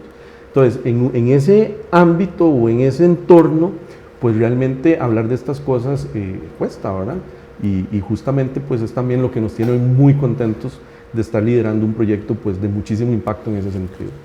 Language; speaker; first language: Spanish; native; Spanish